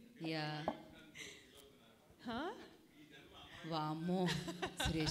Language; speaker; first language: Telugu; native; Telugu